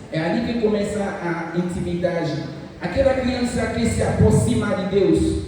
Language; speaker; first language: Portuguese; non-native, fluent; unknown